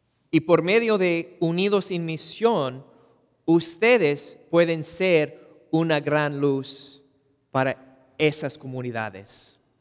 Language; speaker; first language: Spanish; non-native, fluent; English